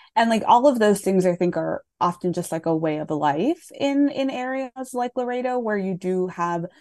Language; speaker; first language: English; native; English